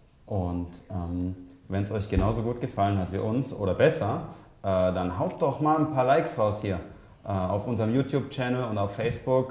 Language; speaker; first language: German; native; German